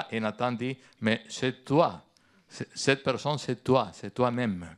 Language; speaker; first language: French; non-native, fluent; Spanish